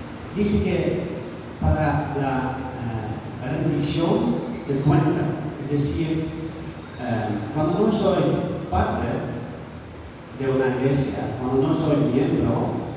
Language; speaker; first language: Spanish; non-native, fluent; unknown